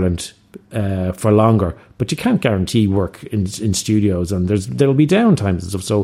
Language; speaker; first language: English; native; English